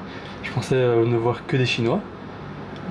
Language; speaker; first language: French; native; French